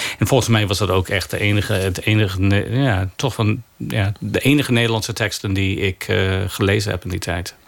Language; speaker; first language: Dutch; non-native, fluent; English